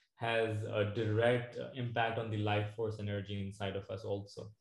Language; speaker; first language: English; non-native, local second language; Hindi